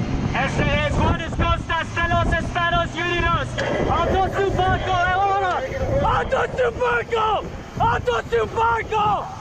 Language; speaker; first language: Spanish; non-native, learner; English